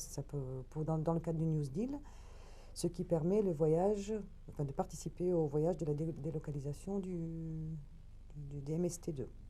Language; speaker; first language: French; native; French